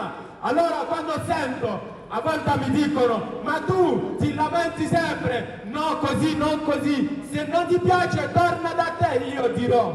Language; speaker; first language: Italian; non-native, learner; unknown